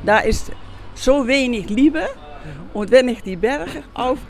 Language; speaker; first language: German; non-native, learner; Dutch